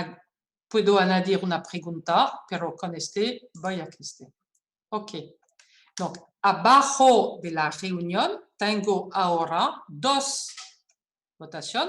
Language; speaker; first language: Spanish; non-native, fluent; French